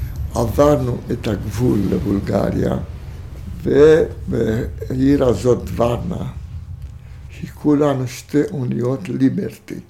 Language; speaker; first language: Hebrew; non-native, fluent; Romanian